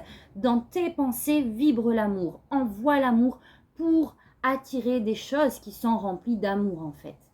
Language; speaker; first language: French; native; French